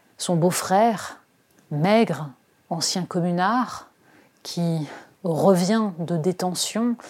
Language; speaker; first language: French; native; French